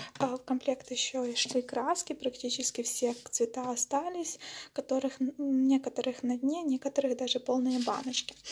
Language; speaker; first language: Russian; non-native, local second language; Ukrainian